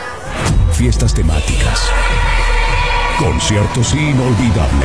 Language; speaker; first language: Spanish; native; Spanish